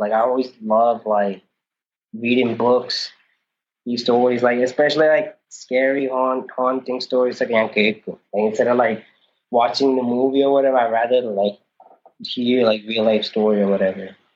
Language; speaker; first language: English; early bilingual, other home language; Malayalam